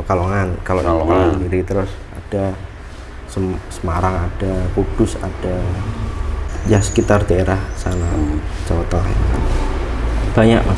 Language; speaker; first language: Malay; non-native, local second language; Javanese